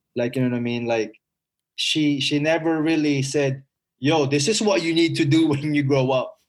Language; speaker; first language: English; non-native, local second language; Filipino